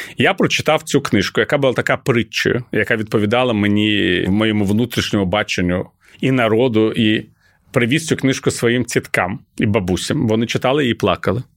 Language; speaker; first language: Ukrainian; non-native, local second language; Russian